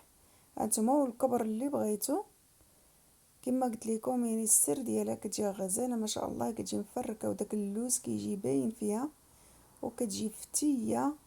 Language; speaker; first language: Arabic; native; Arabic